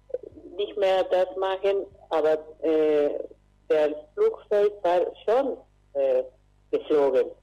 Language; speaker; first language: German; non-native, learner; Spanish